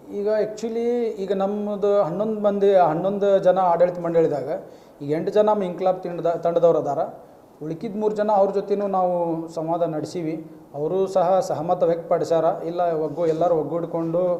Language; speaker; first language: Kannada; non-native, local second language; Urdu